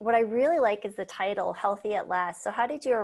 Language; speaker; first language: English; native; English